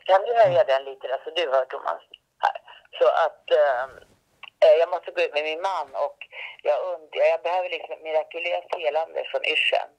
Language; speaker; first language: Swedish; native; Swedish